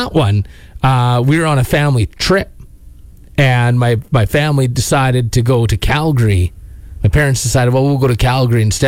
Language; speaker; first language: English; native; English